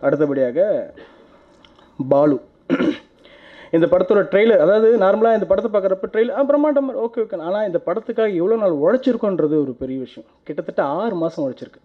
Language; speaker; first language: Tamil; native; Tamil